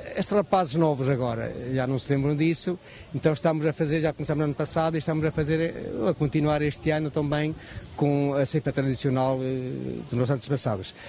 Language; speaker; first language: Portuguese; native; Portuguese